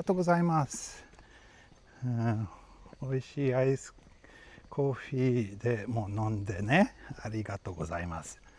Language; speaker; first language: Japanese; non-native, fluent; Swedish